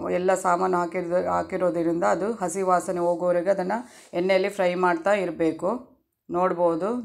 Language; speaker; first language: Kannada; non-native, local second language; Tulu